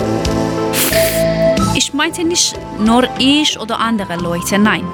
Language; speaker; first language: German; non-native, learner; Persian